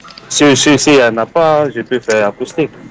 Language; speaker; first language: French; non-native, learner; Dutch